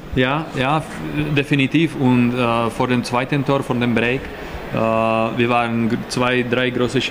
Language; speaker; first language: German; non-native, learner; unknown